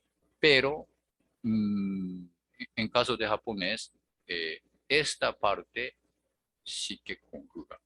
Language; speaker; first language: Spanish; non-native, fluent; Japanese